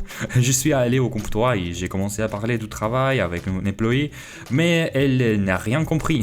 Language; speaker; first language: French; non-native, fluent; Russian